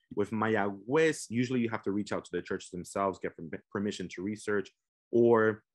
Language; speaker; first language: English; native; English